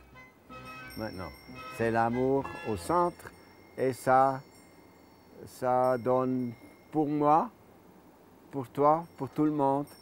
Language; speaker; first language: French; non-native, local second language; German